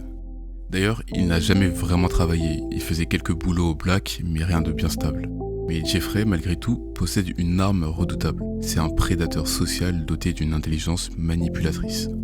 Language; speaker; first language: French; native; French